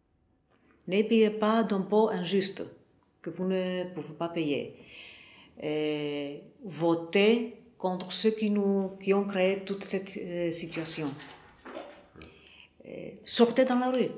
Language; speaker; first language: French; non-native, fluent; Greek